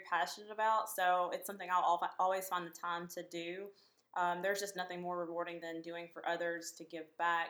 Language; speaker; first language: English; native; English